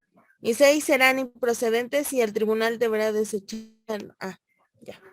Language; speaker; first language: Spanish; native; Spanish